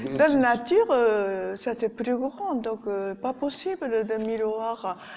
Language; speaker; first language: French; non-native, learner; Japanese